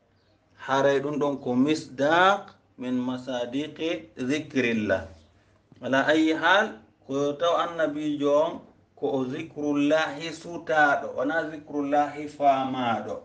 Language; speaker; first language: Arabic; non-native, fluent; Fula